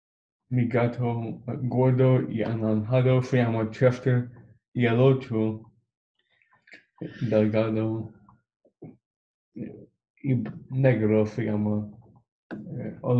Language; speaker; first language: Spanish; non-native, learner; English